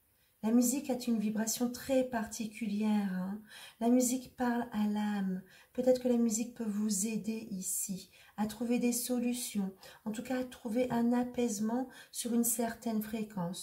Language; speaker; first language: French; native; French